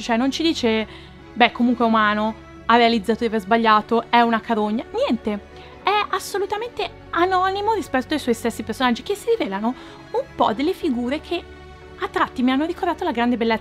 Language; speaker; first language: Italian; native; Italian